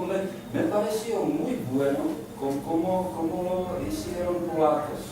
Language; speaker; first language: Spanish; non-native, learner; Czech